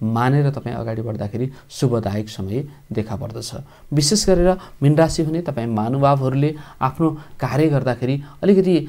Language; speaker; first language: Nepali; native; Nepali